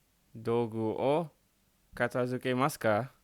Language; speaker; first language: Japanese; non-native, learner; Indonesian